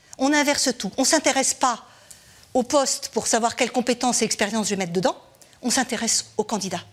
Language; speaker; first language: French; native; French